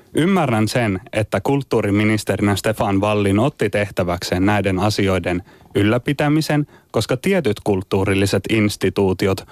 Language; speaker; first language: Finnish; native; Finnish